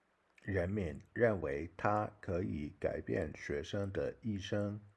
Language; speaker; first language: Chinese; non-native, learner; English